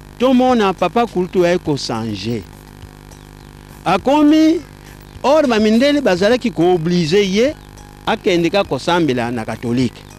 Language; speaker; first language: Lingala; non-native, local second language; Kongo